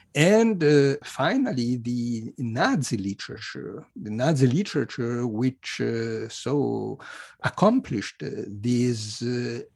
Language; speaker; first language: English; non-native, fluent; Italian